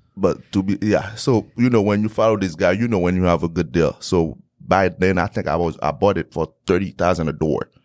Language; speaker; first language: English; non-native, fluent; Haitian Creole